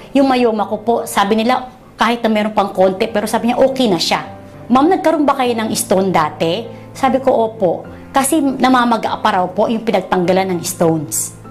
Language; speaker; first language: Filipino; non-native, local second language; Cebuano